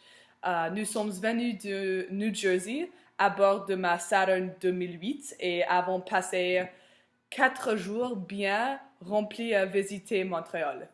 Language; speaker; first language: French; non-native, learner; English